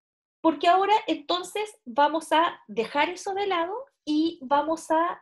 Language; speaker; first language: Spanish; native; Spanish